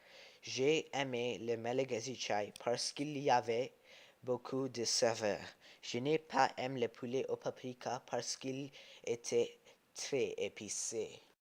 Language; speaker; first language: French; non-native, learner; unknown